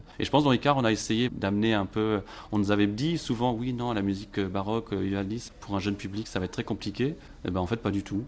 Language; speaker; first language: French; non-native, local second language; Luxembourgish